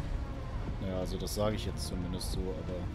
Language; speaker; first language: German; native; German